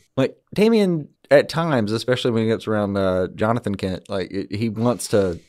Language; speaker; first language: English; native; English